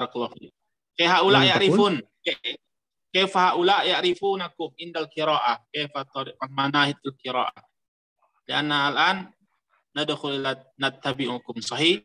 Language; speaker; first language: Arabic; non-native, learner; Indonesian